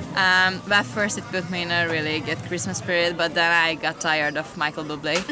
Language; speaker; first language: English; non-native, fluent; Hungarian